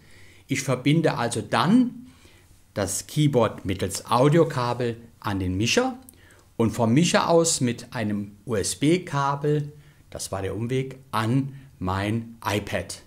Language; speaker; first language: German; native; German